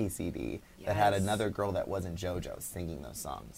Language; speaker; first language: English; early bilingual, other home language; Spanish